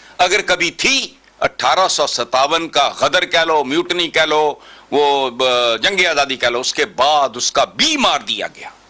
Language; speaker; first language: Urdu; non-native, local second language; Punjabi